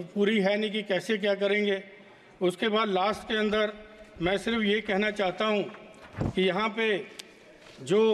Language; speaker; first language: Hindi; native; Hindi